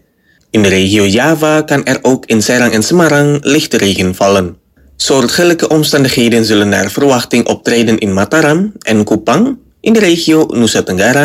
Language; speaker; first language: Dutch; non-native, fluent; Indonesian